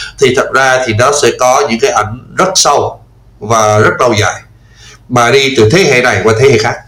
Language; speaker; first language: Vietnamese; non-native, fluent; English